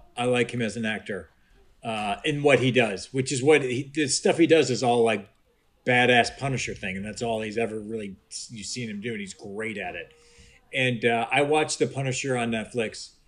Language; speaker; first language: English; native; English